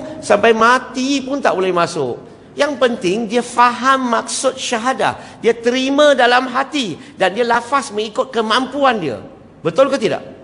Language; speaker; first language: Malay; non-native, local second language; Chinese